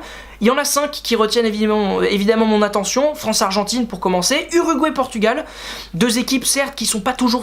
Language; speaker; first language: French; native; French